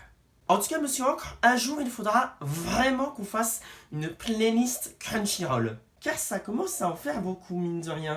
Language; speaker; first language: French; native; French